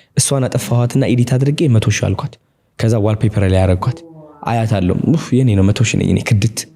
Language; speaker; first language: Amharic; non-native, local second language; Tigrinya